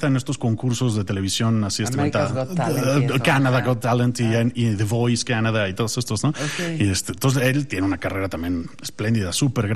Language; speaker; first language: Spanish; native; Spanish